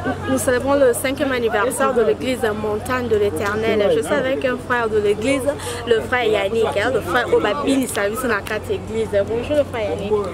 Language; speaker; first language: French; non-native, local second language; Lingala